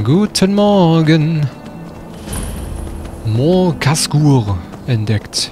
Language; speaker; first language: German; native; German